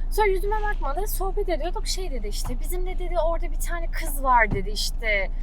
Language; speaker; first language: Turkish; native; Turkish